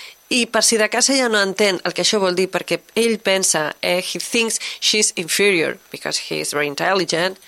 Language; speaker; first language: Catalan; native; Catalan